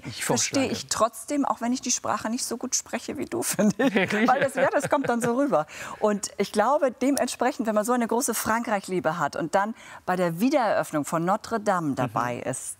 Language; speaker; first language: German; native; German